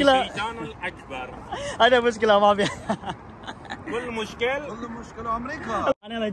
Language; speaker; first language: Arabic; non-native, learner; Indonesian